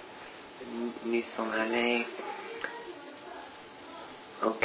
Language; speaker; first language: French; non-native, learner; English